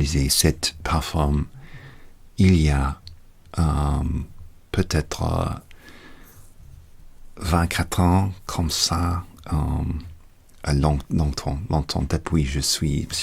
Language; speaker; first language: French; non-native, learner; English